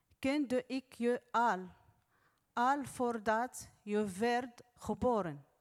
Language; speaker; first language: Dutch; non-native, learner; Arabic